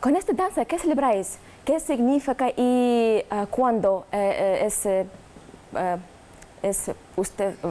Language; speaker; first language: Spanish; non-native, learner; Russian